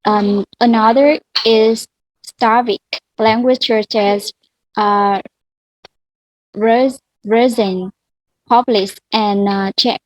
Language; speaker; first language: English; non-native, learner; Vietnamese